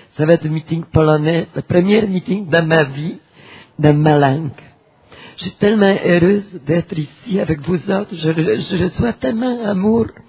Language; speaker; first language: French; non-native, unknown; Polish